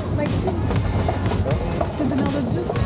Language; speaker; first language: French; native; French